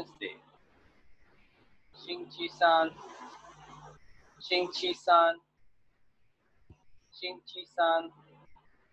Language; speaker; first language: Chinese; non-native, learner; English